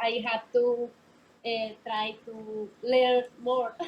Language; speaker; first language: English; non-native, learner; Spanish